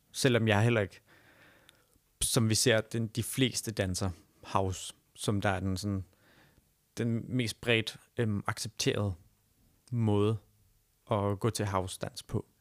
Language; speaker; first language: Danish; native; Danish